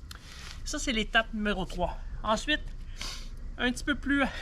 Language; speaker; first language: French; native; French